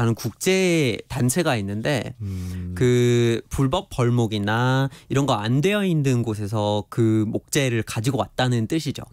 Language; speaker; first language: Korean; non-native, fluent; English